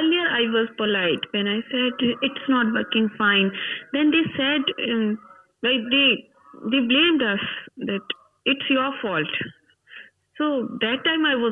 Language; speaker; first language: English; non-native, local second language; Hindi